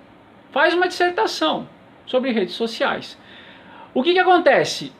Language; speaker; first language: Portuguese; native; Portuguese